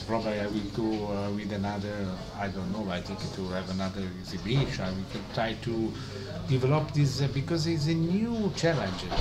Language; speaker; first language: English; non-native, learner; Italian